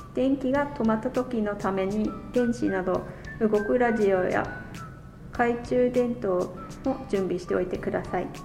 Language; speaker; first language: Japanese; non-native, fluent; English